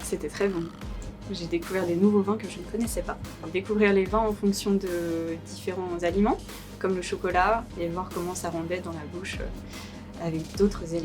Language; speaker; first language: French; native; French